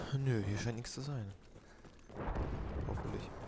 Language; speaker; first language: German; native; German